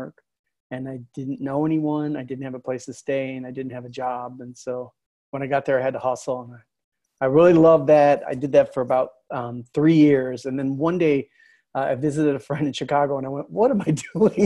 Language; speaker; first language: English; native; English